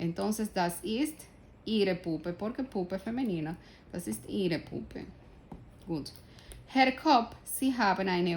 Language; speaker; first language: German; non-native, fluent; Spanish